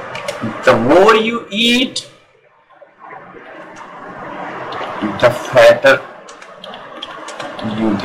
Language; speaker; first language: English; non-native, local second language; Hindi